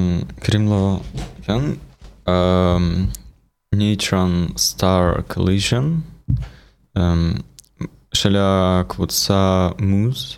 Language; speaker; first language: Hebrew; non-native, learner; Russian